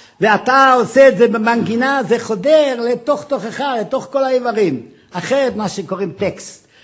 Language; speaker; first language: Hebrew; non-native, fluent; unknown